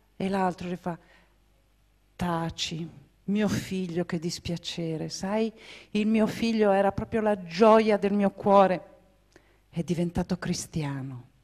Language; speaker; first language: Italian; non-native, fluent; English